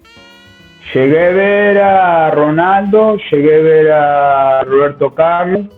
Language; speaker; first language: Portuguese; non-native, learner; Spanish